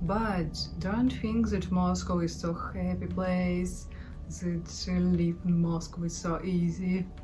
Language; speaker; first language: English; non-native, learner; Russian